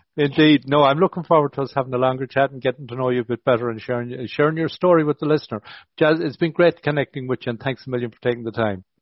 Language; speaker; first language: English; native; English